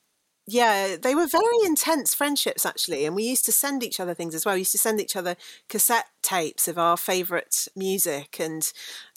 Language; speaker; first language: English; native; English